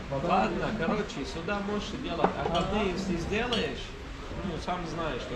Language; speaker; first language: Russian; non-native, learner; Turkish